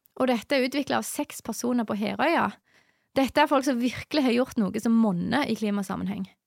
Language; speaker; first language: Norwegian; native; Norwegian